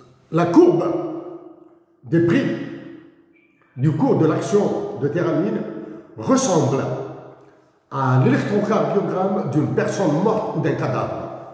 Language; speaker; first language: French; non-native, local second language; Kabyle